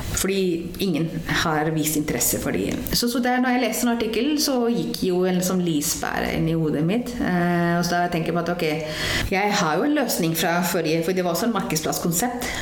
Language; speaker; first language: Norwegian; non-native, fluent; Hindi